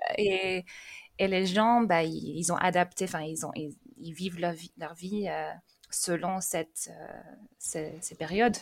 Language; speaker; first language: French; early bilingual, other home language; English